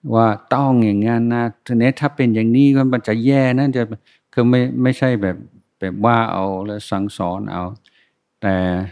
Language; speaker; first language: Thai; non-native, fluent; English